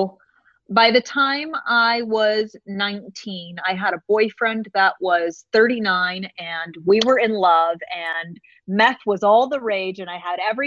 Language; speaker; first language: English; native; English